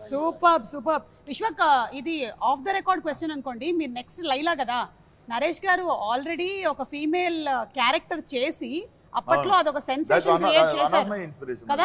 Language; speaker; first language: Telugu; native; Telugu